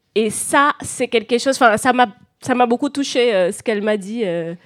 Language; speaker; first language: French; non-native, fluent; Portuguese